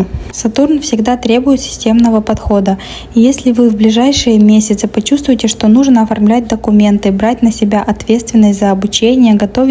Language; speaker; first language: Russian; native; Russian